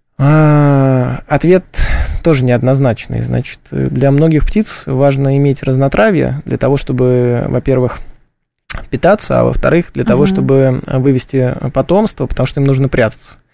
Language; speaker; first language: Russian; native; Russian